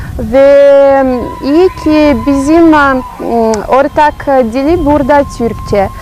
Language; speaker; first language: Turkish; non-native, fluent; Russian